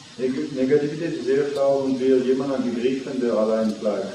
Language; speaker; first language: German; non-native, fluent; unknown